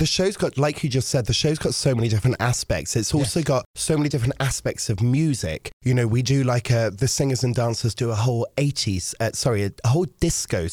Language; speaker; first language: English; native; English